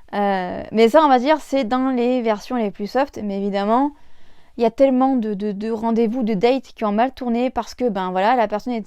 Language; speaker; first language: French; native; French